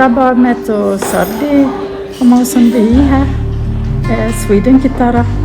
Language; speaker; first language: Hindi; non-native, learner; Swedish